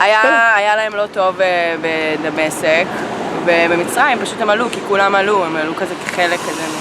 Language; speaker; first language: Hebrew; native; Hebrew